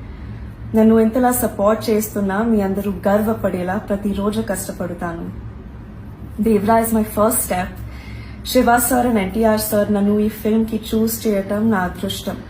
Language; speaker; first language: Telugu; non-native, learner; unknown